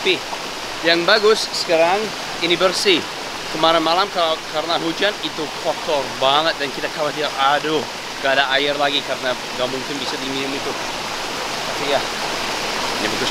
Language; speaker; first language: Indonesian; non-native, fluent; English